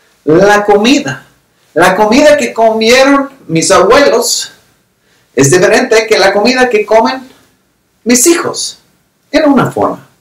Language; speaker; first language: Spanish; non-native, fluent; English